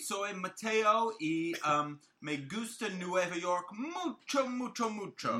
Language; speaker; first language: Spanish; non-native, learner; English